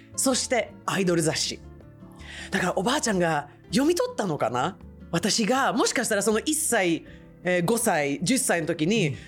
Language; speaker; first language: Japanese; non-native, fluent; Swedish